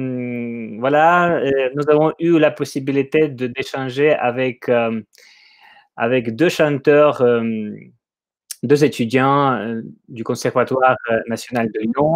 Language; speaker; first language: French; non-native, fluent; Ukrainian